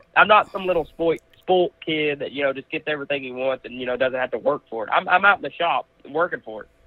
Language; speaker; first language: English; native; English